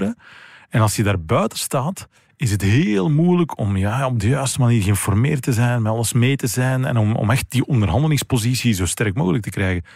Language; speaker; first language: Dutch; native; Dutch